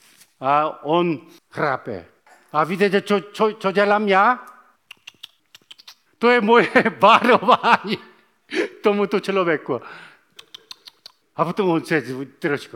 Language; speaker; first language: Czech; non-native, fluent; Korean